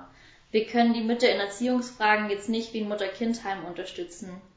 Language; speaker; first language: German; native; German